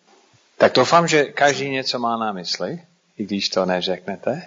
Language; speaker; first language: Czech; non-native, fluent; English